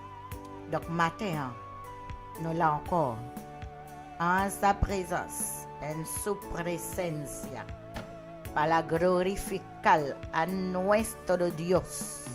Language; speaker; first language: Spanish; non-native, learner; Haitian Creole